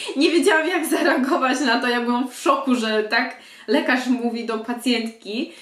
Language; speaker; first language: Polish; early bilingual, heritage; Polish